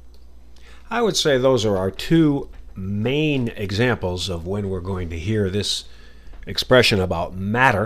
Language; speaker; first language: English; native; English